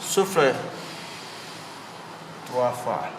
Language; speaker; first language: French; non-native, learner; Vietnamese